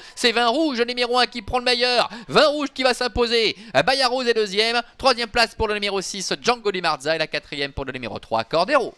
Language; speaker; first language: French; native; French